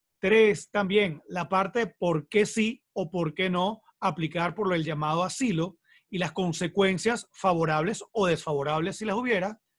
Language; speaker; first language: Spanish; native; Spanish